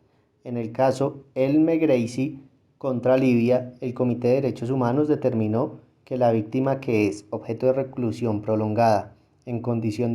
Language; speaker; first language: Spanish; native; Spanish